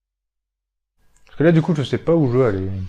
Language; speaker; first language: French; native; French